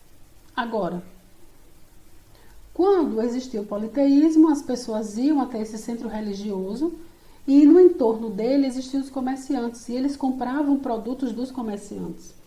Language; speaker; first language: Portuguese; native; Portuguese